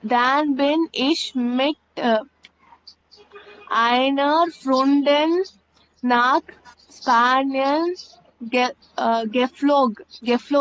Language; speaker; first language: German; non-native, learner; Tamil